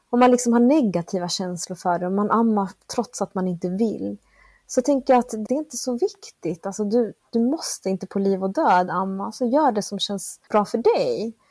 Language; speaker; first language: Swedish; early bilingual, other home language; Spanish